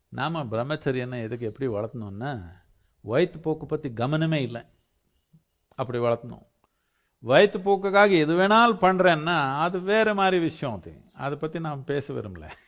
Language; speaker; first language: Tamil; non-native, local second language; Telugu